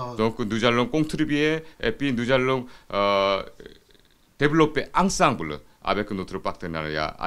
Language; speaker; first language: French; non-native, fluent; Korean